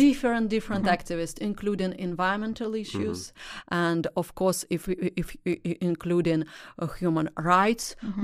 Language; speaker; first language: English; non-native, learner; Russian